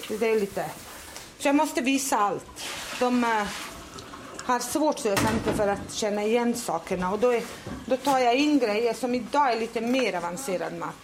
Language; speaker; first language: Swedish; non-native, fluent; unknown